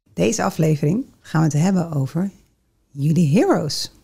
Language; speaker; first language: Dutch; native; Dutch